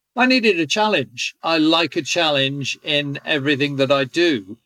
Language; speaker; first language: English; native; English